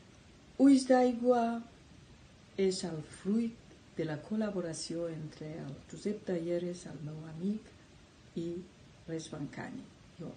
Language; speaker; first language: Catalan; non-native, fluent; Persian